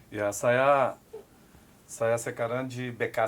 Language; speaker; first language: Indonesian; non-native, fluent; Portuguese